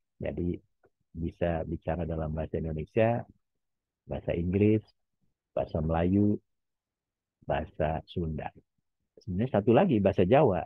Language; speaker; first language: Indonesian; non-native, local second language; Javanese